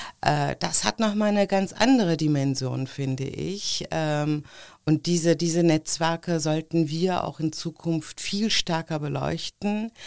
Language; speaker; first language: German; early bilingual, other home language; Turkish